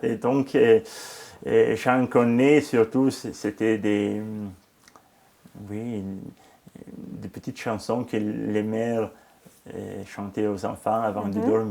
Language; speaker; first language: French; non-native, local second language; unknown